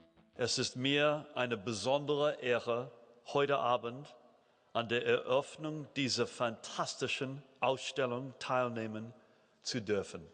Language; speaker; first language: German; non-native, fluent; English